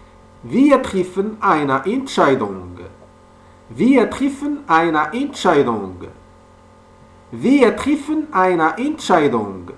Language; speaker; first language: German; non-native, fluent; French